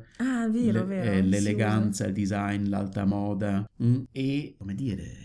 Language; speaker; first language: Italian; non-native, fluent; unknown